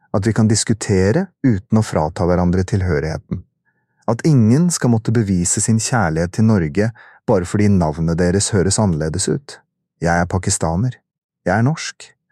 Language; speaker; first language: Norwegian; early bilingual, other home language; Urdu